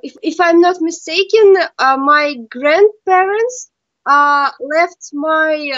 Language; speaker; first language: English; non-native, learner; Russian